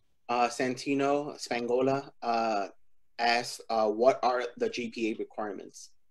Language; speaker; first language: English; early bilingual, other home language; Spanish